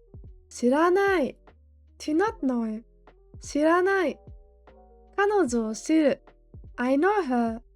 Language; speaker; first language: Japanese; non-native, fluent; English